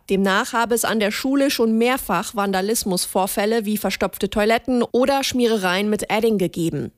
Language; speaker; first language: German; native; German